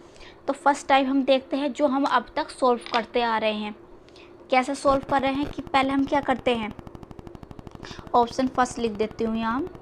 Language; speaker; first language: Hindi; native; Hindi